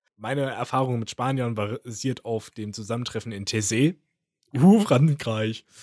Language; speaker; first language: German; native; German